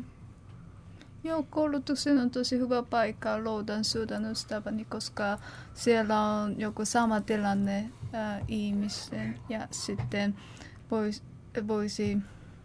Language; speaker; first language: Finnish; non-native, learner; Korean